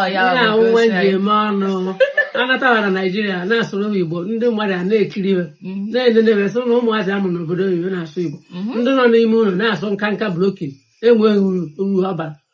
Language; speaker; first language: Igbo; native; Igbo